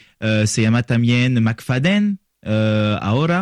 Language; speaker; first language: Spanish; non-native, learner; French